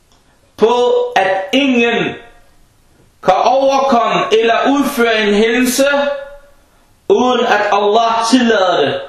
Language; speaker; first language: Danish; non-native, fluent; Arabic